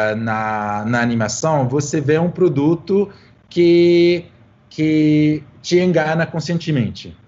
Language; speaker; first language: Portuguese; non-native, fluent; French